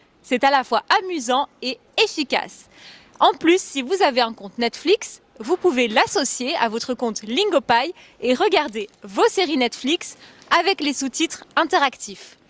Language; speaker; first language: French; native; French